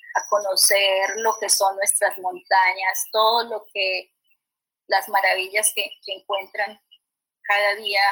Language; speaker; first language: Spanish; native; Spanish